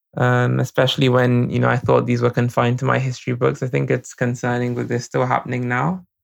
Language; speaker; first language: English; non-native, local second language; Yoruba